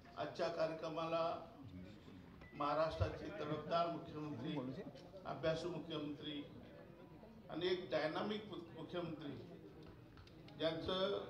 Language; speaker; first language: Marathi; non-native, local second language; Lambadi